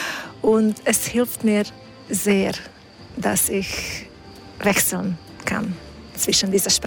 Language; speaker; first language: German; non-native, fluent; Hungarian